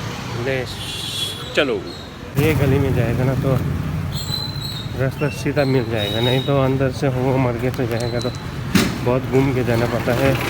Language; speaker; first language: Hindi; non-native, local second language; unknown